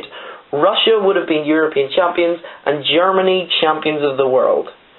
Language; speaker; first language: English; native; English